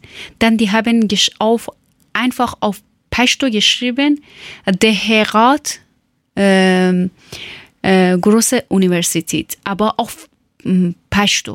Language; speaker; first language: German; non-native, learner; Persian